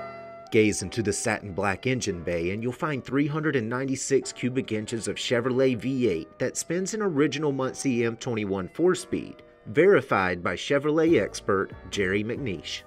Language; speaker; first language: English; native; English